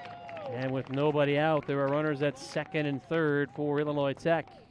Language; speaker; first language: English; native; English